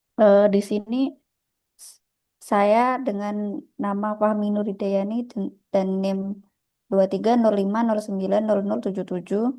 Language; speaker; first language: Indonesian; native; Indonesian